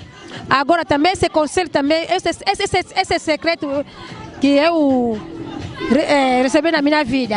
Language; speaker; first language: Portuguese; non-native, local second language; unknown